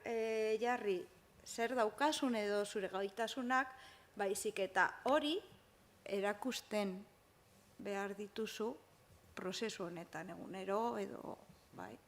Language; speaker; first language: Basque; non-native, local second language; Spanish